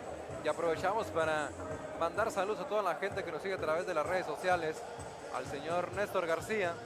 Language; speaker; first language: Spanish; native; Spanish